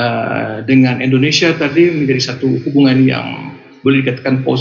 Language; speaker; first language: Indonesian; native; Indonesian